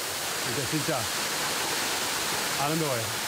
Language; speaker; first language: Korean; non-native, learner; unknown